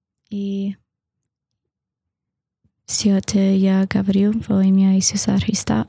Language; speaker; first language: Russian; non-native, learner; English